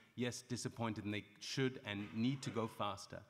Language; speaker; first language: English; native; English